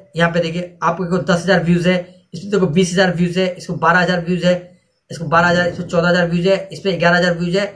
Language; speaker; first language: Hindi; native; Hindi